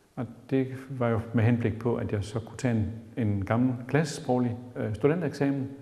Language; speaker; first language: Danish; native; Danish